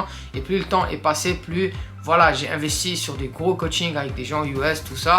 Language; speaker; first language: French; native; French